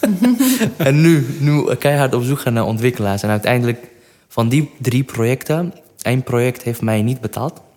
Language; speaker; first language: Dutch; non-native, fluent; Arabic